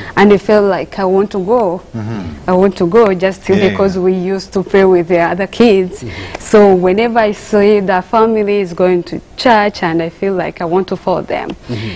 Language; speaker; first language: English; non-native, local second language; Kinyarwanda